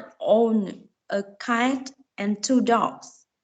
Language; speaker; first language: English; non-native, learner; Vietnamese